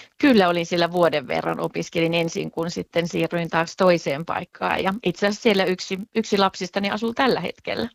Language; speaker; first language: Finnish; native; Finnish